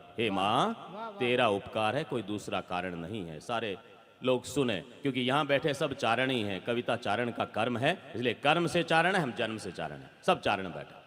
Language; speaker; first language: Hindi; non-native, local second language; Rajasthani